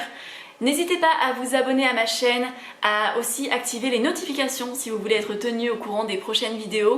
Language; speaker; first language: French; native; French